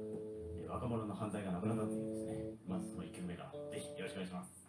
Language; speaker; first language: Japanese; native; Japanese